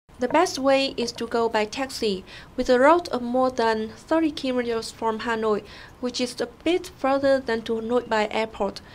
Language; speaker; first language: English; non-native, fluent; Vietnamese